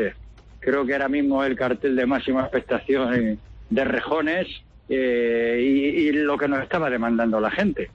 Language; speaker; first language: Spanish; native; Spanish